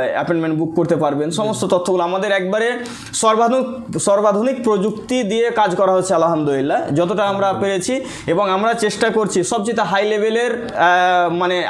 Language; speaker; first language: Bangla; native; Bangla